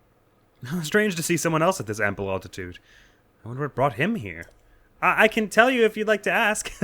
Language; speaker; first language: English; native; English